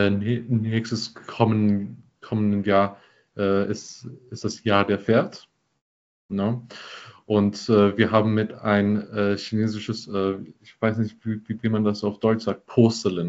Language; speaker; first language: German; non-native, fluent; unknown